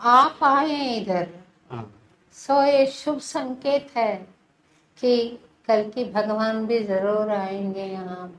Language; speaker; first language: Hindi; non-native, local second language; Telugu